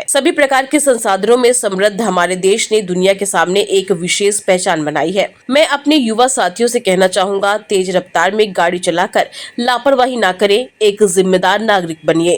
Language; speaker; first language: Hindi; native; Hindi